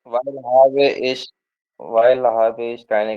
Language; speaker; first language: German; non-native, learner; Urdu